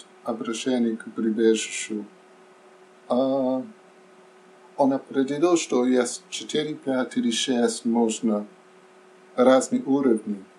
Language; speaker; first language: Russian; non-native, fluent; English